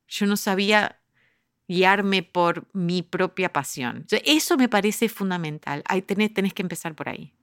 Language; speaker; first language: Spanish; early bilingual, heritage; Spanish